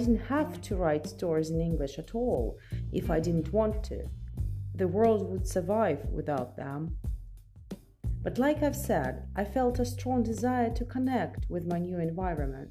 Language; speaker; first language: English; non-native, fluent; Russian